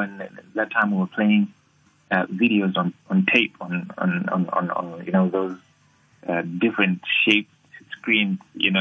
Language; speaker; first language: English; non-native, local second language; Nyanja